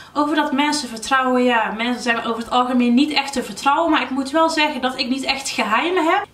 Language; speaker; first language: Dutch; early bilingual, other home language; Arabic